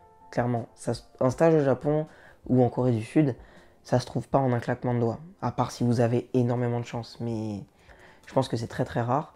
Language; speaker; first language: French; native; French